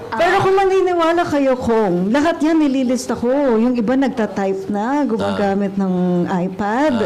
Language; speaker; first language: Filipino; native; Filipino